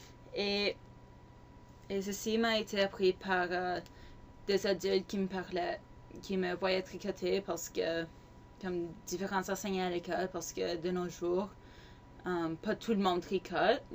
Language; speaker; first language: French; non-native, local second language; English